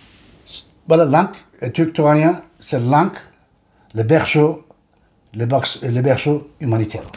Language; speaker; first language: French; non-native, learner; Turkish